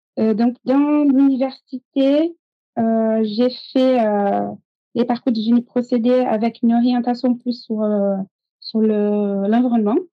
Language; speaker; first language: French; non-native, fluent; Portuguese